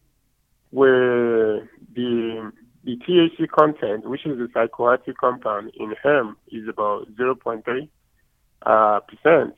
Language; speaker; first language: English; non-native, local second language; Yoruba